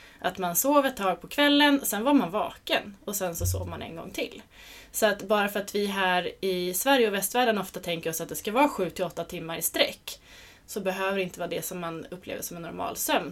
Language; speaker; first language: Swedish; native; Swedish